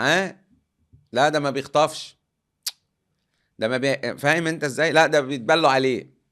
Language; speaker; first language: Arabic; native; Arabic